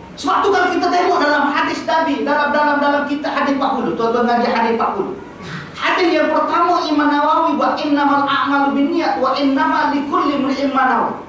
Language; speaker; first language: Malay; native; Malay